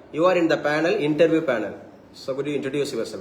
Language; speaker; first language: English; non-native, local second language; Tamil